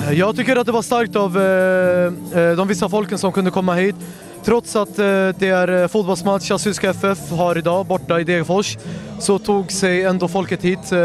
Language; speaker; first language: Swedish; early bilingual, other home language; Assyrian Neo-Aramaic